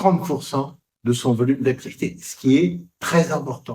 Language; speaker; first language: French; native; French